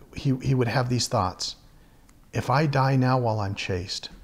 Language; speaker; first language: English; native; English